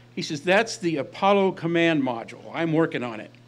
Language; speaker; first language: English; native; English